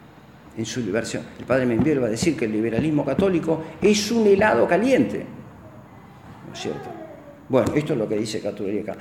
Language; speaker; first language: Spanish; native; Spanish